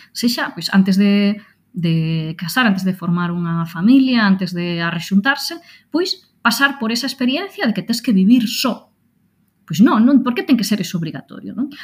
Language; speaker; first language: Galician; non-native, local second language; Spanish